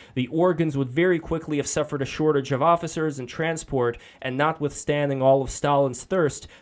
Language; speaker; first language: English; non-native, fluent; Russian